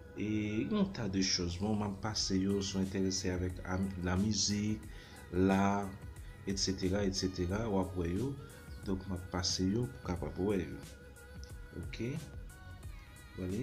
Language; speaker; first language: French; non-native, learner; Haitian Creole